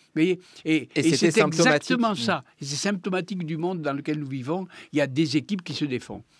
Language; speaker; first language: French; native; French